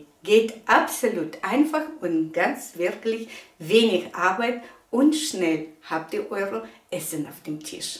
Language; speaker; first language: German; non-native, fluent; Russian